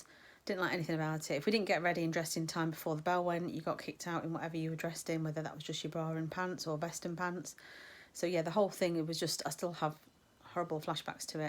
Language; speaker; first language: English; native; English